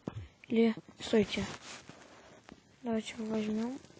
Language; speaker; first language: Russian; native; Russian